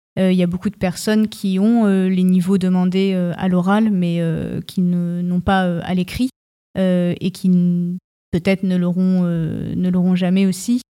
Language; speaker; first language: French; native; French